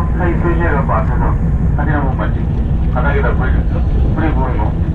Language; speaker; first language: Korean; native; Korean